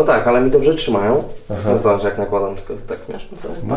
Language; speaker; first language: Polish; native; Polish